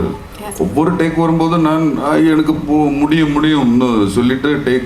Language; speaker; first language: Tamil; non-native, learner; Malayalam